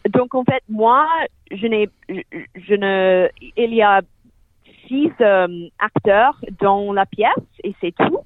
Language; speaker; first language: French; non-native, fluent; English